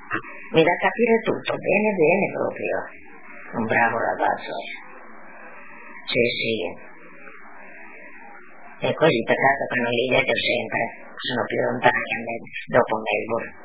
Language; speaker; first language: Italian; non-native, local second language; Friulian